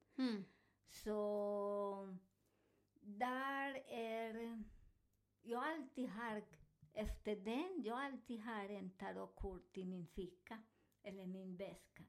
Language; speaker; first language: Swedish; non-native, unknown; Spanish